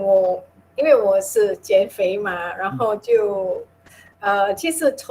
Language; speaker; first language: Chinese; non-native, local second language; Min Nan Chinese